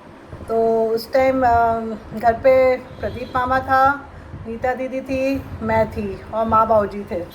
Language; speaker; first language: Hindi; native; Hindi